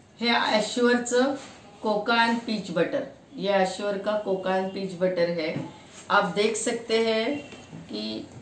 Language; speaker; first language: Hindi; non-native, local second language; Marathi